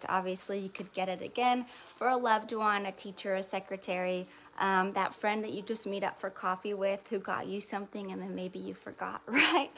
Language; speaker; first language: English; native; English